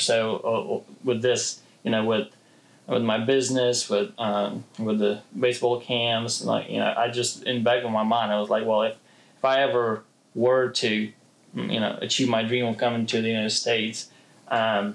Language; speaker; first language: English; non-native, fluent; Ukrainian